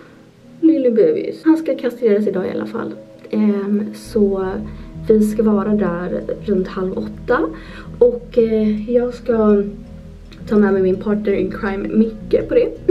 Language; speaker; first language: Swedish; native; Swedish